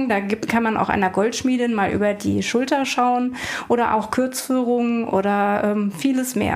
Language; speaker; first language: German; native; German